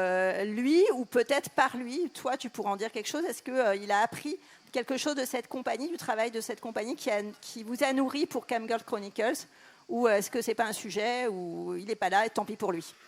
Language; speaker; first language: French; native; French